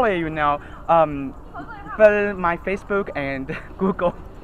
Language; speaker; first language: English; non-native, learner; Chinese